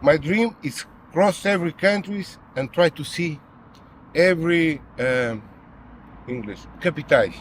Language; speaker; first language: English; non-native, learner; Portuguese